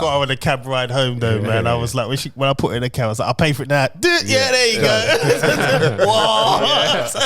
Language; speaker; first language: English; native; English